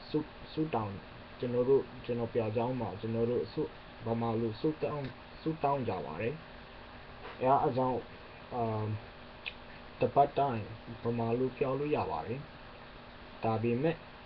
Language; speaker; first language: Burmese; non-native, learner; English